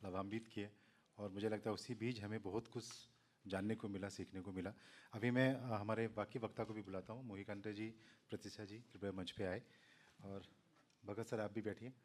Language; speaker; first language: Hindi; non-native, local second language; Assamese